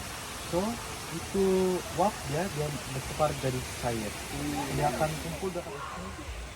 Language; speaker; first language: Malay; non-native, local second language; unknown